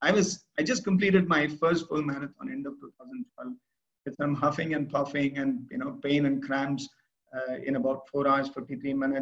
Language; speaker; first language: English; non-native, local second language; Tamil